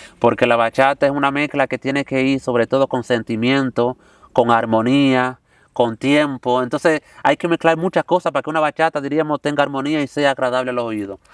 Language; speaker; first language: Spanish; native; Spanish